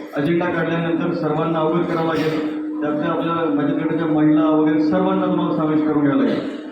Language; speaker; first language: Marathi; native; Marathi